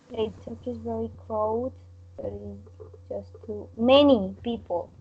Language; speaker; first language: English; non-native, learner; Spanish